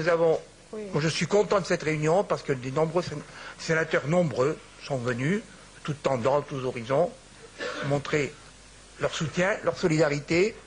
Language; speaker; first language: French; native; French